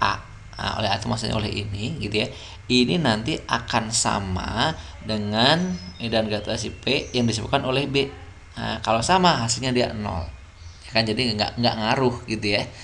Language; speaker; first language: Indonesian; native; Indonesian